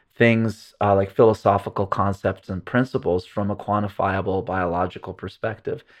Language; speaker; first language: English; early bilingual, other home language; Arabic